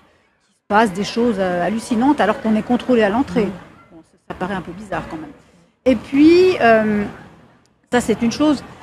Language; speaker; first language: French; native; French